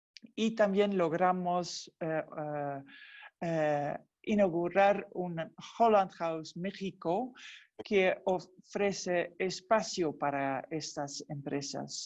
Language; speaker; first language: Spanish; non-native, fluent; Dutch